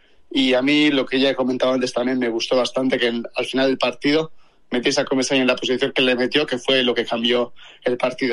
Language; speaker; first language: Spanish; native; Spanish